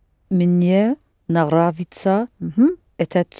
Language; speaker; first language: Russian; non-native, learner; English